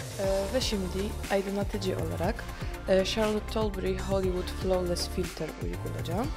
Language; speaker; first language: Turkish; non-native, fluent; Russian